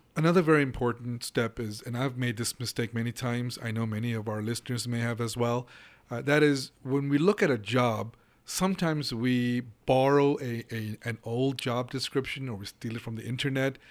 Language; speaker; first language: English; non-native, local second language; Malayalam